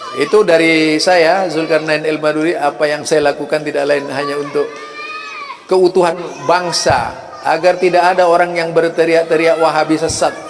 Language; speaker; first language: Indonesian; non-native, local second language; Madurese